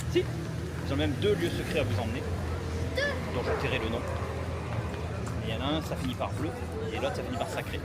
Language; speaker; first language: French; native; French